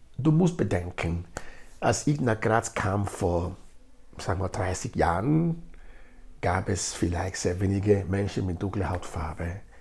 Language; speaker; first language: German; non-native, fluent; Bini